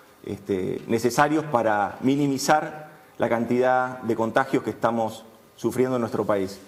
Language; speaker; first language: Spanish; native; Spanish